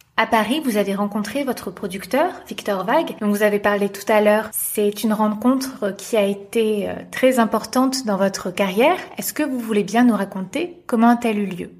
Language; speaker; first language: French; native; French